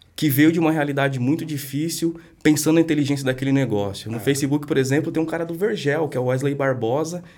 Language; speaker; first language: Portuguese; native; Portuguese